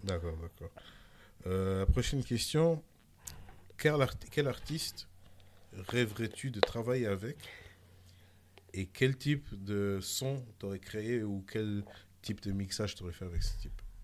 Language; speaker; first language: French; native; French